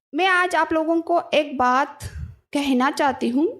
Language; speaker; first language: Hindi; non-native, local second language; Kannada